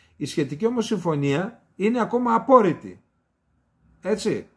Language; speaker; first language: Greek; native; Greek